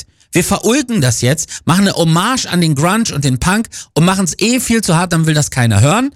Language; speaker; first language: German; native; German